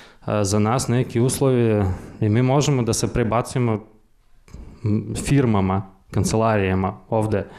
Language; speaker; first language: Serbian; non-native, fluent; Russian